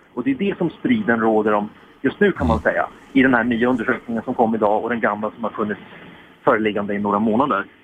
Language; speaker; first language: Swedish; native; Swedish